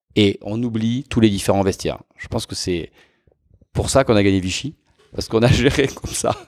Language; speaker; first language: French; native; French